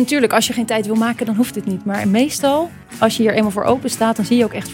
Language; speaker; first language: Dutch; native; Dutch